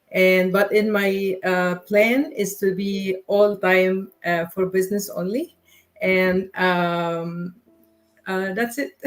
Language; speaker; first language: English; non-native, learner; Arabic